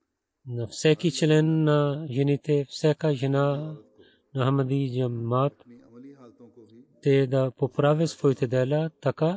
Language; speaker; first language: Bulgarian; non-native, learner; Urdu